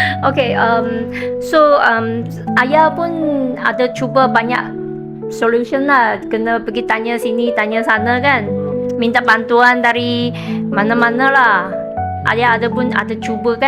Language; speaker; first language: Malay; non-native, local second language; Chinese